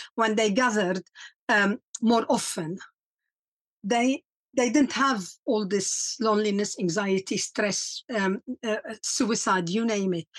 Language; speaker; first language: English; non-native, fluent; Arabic